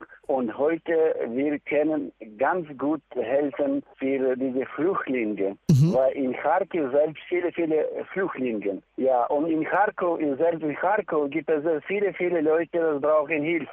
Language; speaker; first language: German; non-native, fluent; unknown